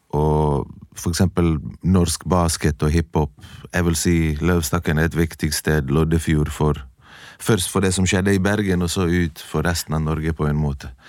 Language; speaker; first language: Norwegian; early bilingual, other home language; Bosnian